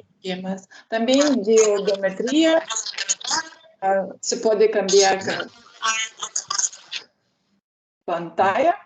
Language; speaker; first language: Spanish; non-native, learner; Lithuanian